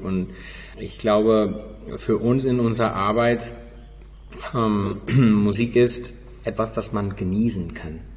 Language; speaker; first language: German; non-native, fluent; Spanish